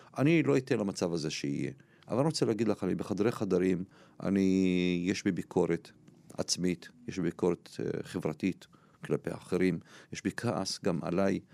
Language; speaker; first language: Hebrew; non-native, local second language; Arabic